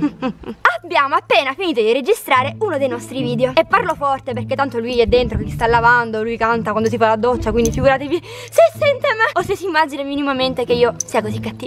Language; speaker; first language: Italian; native; Italian